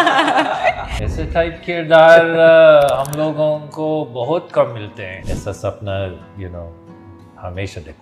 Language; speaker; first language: Hindi; non-native, fluent; English